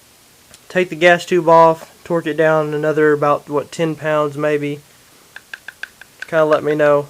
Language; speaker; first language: English; native; English